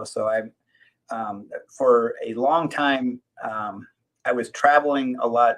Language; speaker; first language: English; native; English